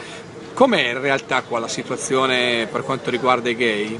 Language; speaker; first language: Italian; native; Italian